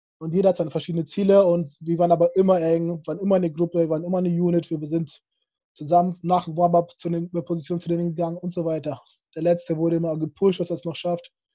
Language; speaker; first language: German; early bilingual, other home language; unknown